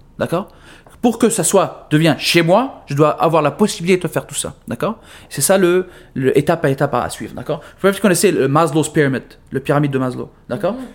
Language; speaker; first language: French; non-native, fluent; Arabic